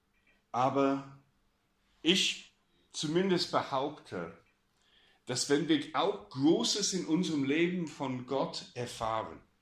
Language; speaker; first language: German; non-native, fluent; English